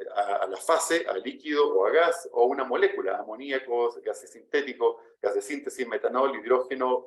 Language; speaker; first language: Spanish; native; Spanish